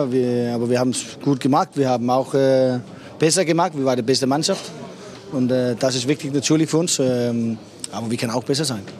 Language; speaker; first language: German; non-native, learner; Danish